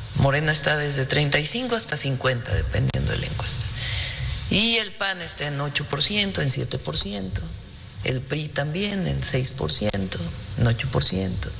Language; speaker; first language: Spanish; native; Spanish